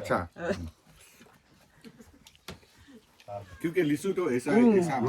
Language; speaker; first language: Hindi; non-native, local second language; Khasi